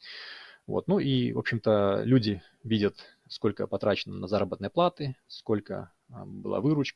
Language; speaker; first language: Russian; native; Russian